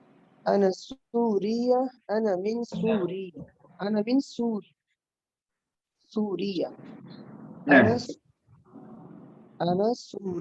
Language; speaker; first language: Arabic; non-native, learner; Bangla